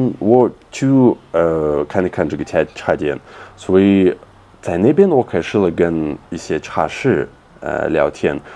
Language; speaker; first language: Chinese; non-native, fluent; Russian